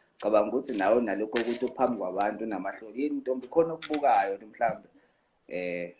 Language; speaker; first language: Zulu; native; Zulu